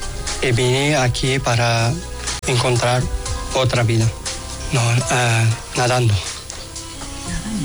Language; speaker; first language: Spanish; non-native, learner; Arabic